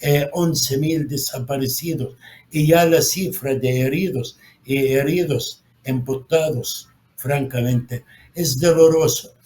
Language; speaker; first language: Spanish; non-native, fluent; Arabic